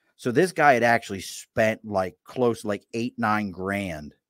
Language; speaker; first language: English; native; English